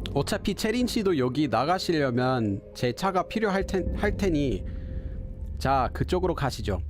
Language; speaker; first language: Korean; non-native, fluent; English